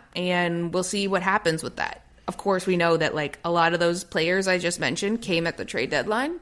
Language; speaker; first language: English; native; English